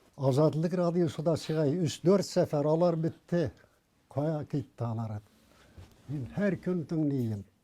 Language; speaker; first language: Tatar; early bilingual, heritage; Tatar